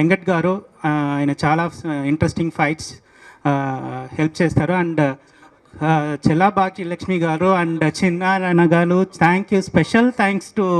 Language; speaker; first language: Telugu; non-native, learner; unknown